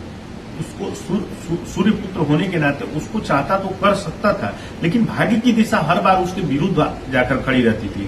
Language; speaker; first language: Hindi; native; Hindi